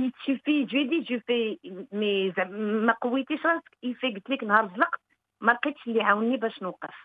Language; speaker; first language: French; early bilingual, other home language; Arabic